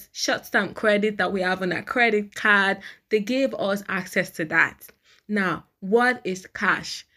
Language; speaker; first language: English; non-native, local second language; Yoruba